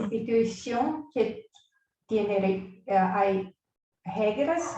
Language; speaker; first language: Spanish; non-native, learner; Portuguese